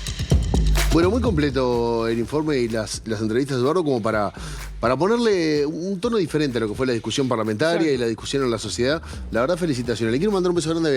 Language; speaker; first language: Spanish; native; Spanish